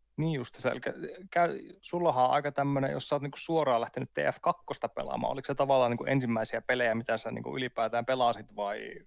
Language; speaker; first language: Finnish; native; Finnish